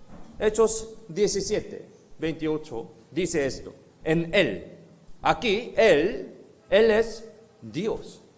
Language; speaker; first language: Spanish; non-native, fluent; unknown